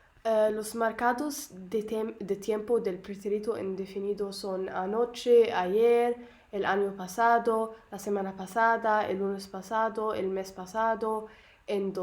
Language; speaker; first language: Spanish; non-native, learner; Arabic